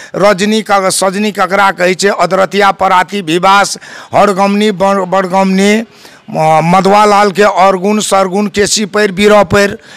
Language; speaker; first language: Maithili; non-native, local second language; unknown